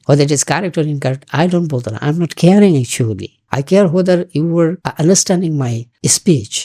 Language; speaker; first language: English; non-native, local second language; Bangla